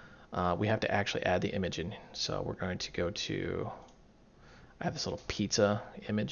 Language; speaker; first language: English; native; English